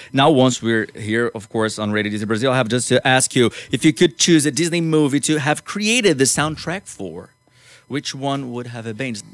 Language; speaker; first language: English; non-native, fluent; Portuguese